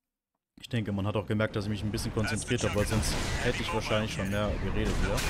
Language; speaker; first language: German; native; German